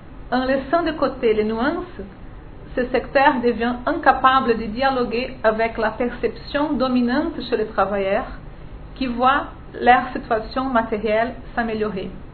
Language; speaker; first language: French; non-native, fluent; Portuguese